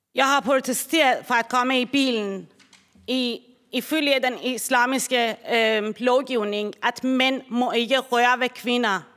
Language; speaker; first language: Danish; non-native, fluent; Persian